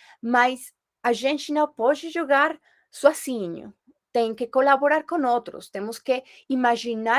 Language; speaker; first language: Portuguese; non-native, fluent; Spanish